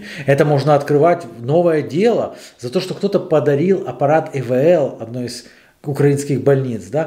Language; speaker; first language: Russian; native; Russian